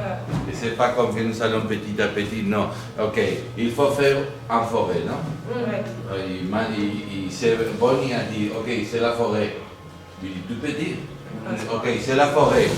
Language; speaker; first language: French; non-native, fluent; Spanish